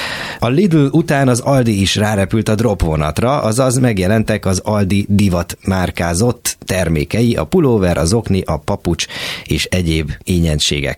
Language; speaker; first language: Hungarian; native; Hungarian